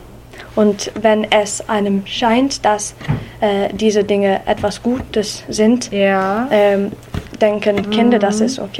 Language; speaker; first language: German; non-native, learner; English